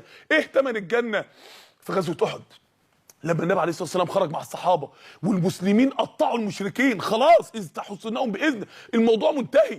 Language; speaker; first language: Arabic; native; Arabic